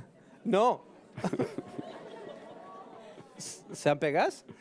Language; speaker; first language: French; non-native, fluent; Spanish